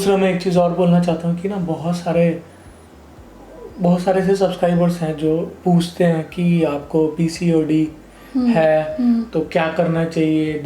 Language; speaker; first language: Hindi; native; Hindi